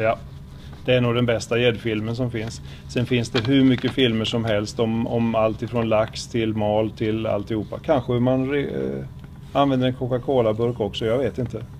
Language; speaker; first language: Swedish; native; Swedish